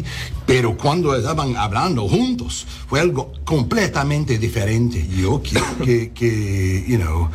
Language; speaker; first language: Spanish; early bilingual, heritage; English